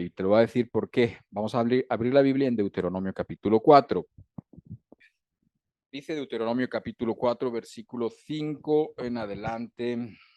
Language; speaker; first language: Spanish; native; Spanish